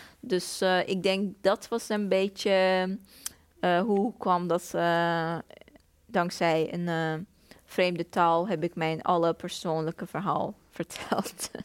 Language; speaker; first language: Dutch; non-native, fluent; Persian